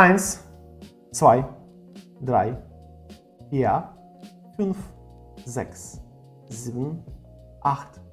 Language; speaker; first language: German; non-native, fluent; Ukrainian